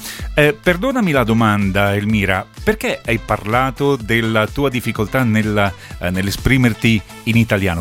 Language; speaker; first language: Italian; native; Italian